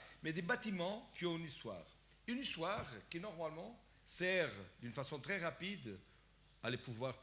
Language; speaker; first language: French; non-native, fluent; Portuguese